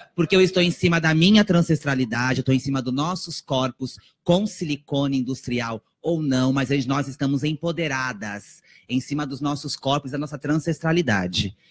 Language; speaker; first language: Portuguese; native; Portuguese